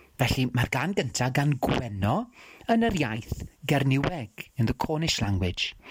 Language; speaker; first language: Welsh; non-native, fluent; English